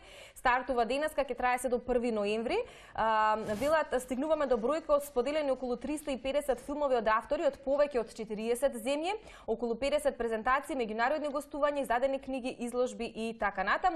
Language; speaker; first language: Macedonian; native; Macedonian